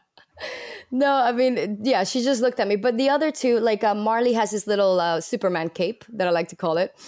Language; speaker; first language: English; early bilingual, other home language; Spanish